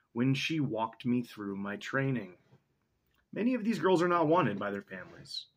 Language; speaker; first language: English; native; English